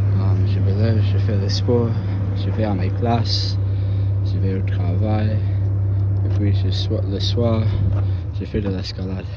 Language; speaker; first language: French; non-native, fluent; English